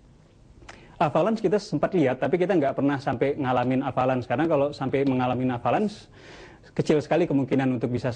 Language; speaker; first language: Indonesian; native; Indonesian